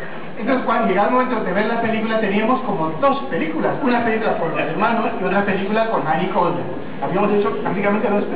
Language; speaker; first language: Spanish; native; Spanish